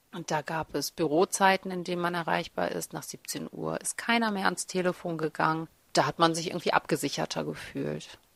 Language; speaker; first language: German; early bilingual, other home language; Russian